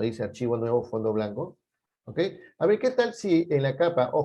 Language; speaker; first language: Spanish; native; Spanish